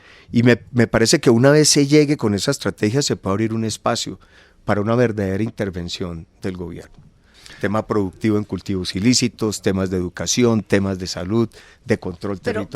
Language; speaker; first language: Spanish; native; Spanish